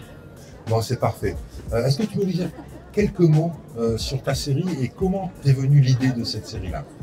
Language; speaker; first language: French; native; French